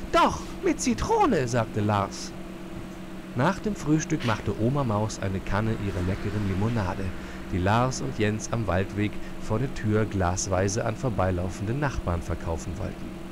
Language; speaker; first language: German; native; German